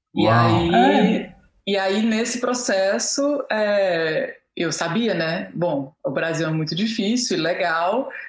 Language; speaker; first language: Portuguese; native; Portuguese